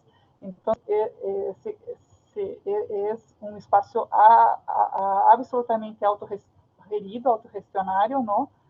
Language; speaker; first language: Spanish; non-native, fluent; Portuguese